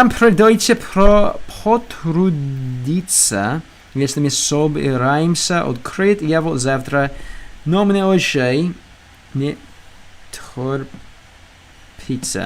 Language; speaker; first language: Russian; non-native, learner; English